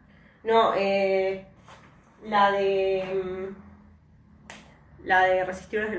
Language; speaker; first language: Spanish; native; Spanish